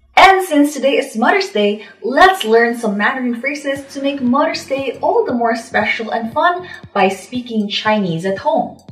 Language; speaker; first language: English; non-native, local second language; Filipino